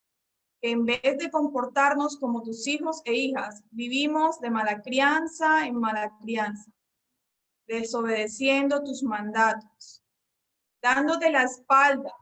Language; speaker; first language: Spanish; native; Spanish